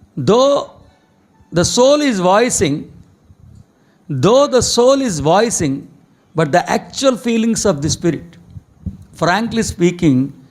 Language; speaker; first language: English; non-native, local second language; Telugu